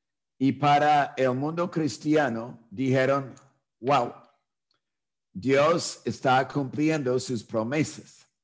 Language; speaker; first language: Spanish; non-native, fluent; English